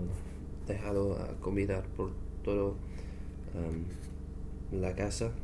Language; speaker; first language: Spanish; non-native, learner; English